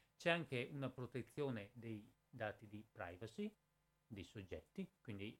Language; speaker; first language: Italian; native; Italian